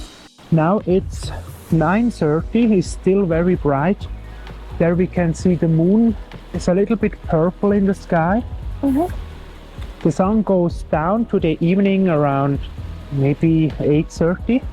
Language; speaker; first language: English; non-native, fluent; German